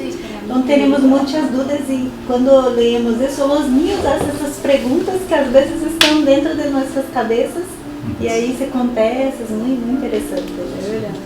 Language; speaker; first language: Spanish; non-native, fluent; Portuguese